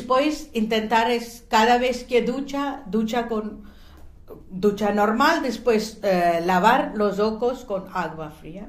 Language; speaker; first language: Spanish; non-native, learner; Hindi